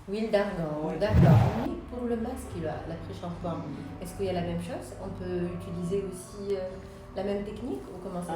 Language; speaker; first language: French; non-native, local second language; Arabic